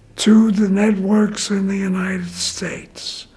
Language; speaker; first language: English; native; English